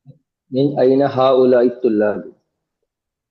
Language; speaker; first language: Arabic; non-native, learner; Malayalam